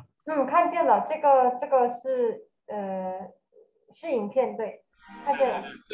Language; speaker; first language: Chinese; native; Chinese